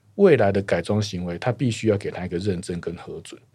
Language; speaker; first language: Chinese; native; Chinese